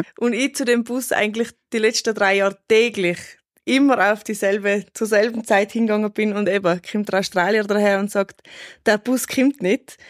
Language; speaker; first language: German; native; German